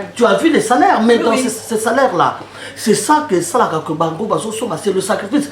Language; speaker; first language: French; non-native, local second language; Lingala